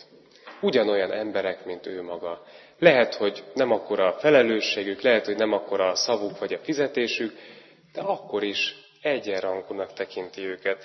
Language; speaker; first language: Hungarian; native; Hungarian